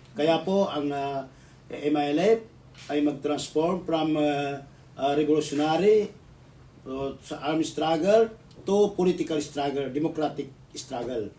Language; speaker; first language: Filipino; non-native, local second language; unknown